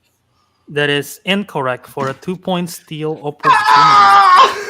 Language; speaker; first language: English; native; English